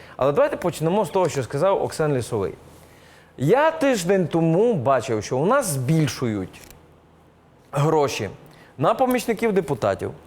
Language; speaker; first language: Ukrainian; native; Ukrainian